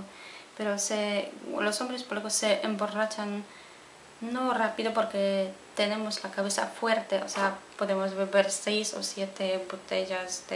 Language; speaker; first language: Spanish; non-native, fluent; Polish